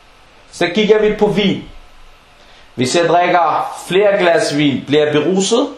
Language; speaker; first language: Danish; non-native, local second language; Arabic